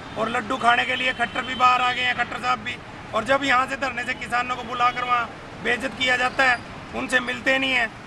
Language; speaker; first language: Hindi; native; Hindi